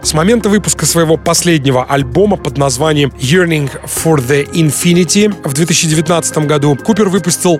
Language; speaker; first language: Russian; native; Russian